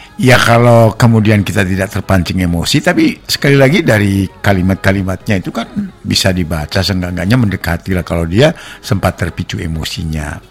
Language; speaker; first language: Indonesian; non-native, local second language; Javanese